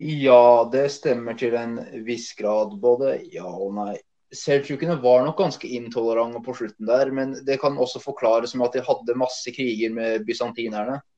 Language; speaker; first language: Norwegian; early bilingual, other home language; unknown